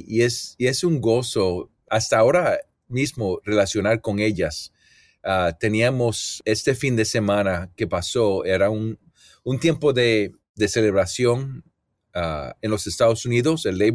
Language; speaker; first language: Spanish; early bilingual, heritage; Spanish